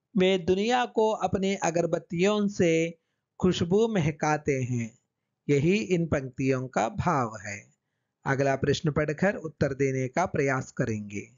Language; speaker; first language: Hindi; non-native, local second language; Telugu